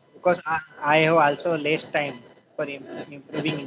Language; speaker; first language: English; non-native, learner; Hindi